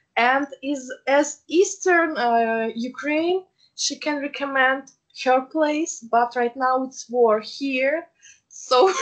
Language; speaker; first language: English; non-native, fluent; Russian